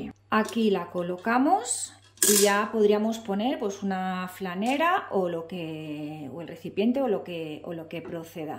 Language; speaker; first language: Spanish; native; Spanish